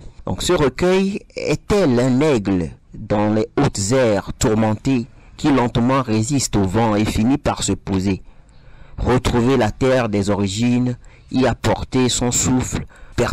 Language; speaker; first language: French; non-native, local second language; Ewe